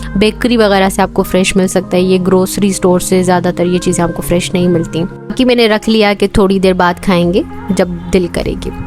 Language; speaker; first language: Urdu; native; Urdu